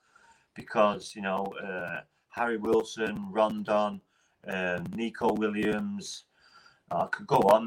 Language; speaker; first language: English; native; English